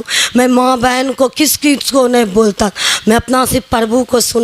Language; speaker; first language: Hindi; non-native, local second language; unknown